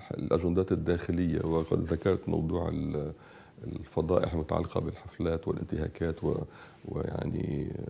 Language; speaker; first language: Arabic; native; Arabic